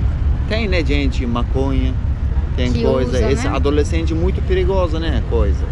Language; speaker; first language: Portuguese; non-native, learner; Turkish